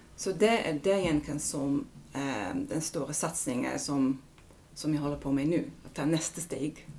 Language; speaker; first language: Swedish; non-native, fluent; Dutch